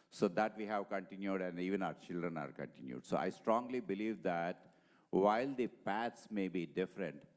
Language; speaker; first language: English; non-native, local second language; Telugu